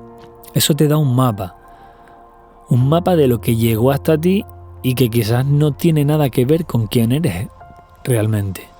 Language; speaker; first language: Spanish; native; Spanish